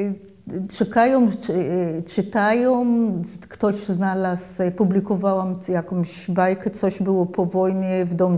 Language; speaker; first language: Polish; early bilingual, heritage; Polish